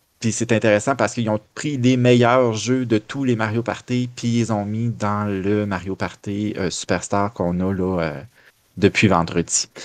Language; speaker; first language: French; native; French